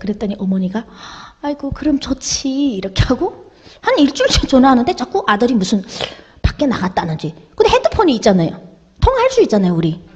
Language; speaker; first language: Korean; native; Korean